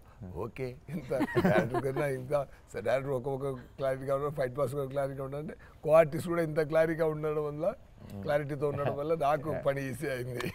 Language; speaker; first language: Telugu; non-native, local second language; Tamil